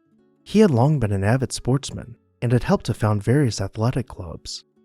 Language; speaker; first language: English; native; English